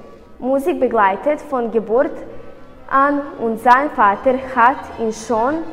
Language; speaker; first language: German; non-native, learner; Serbian